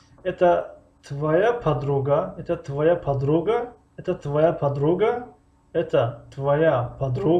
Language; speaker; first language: Russian; non-native, fluent; Tajik